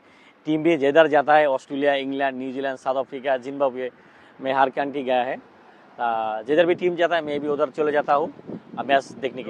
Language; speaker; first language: Hindi; non-native, learner; Bangla